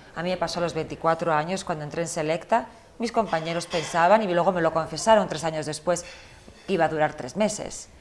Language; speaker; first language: Spanish; early bilingual, heritage; Spanish